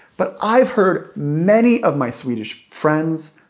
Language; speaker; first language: English; native; English